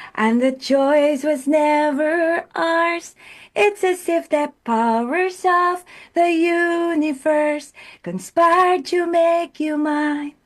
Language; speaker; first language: English; non-native, local second language; Filipino